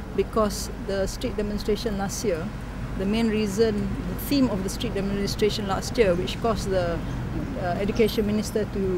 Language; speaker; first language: English; non-native, local second language; Malay